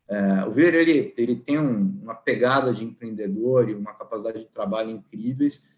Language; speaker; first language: Portuguese; native; Portuguese